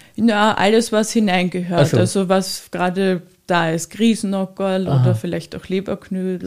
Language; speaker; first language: German; native; German